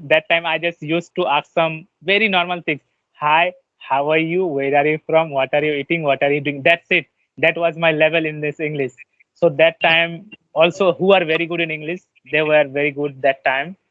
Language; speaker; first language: English; non-native, learner; Bangla